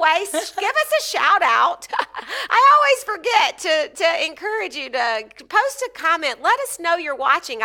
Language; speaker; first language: English; native; English